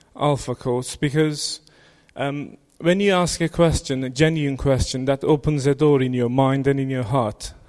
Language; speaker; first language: English; non-native, fluent; Turkish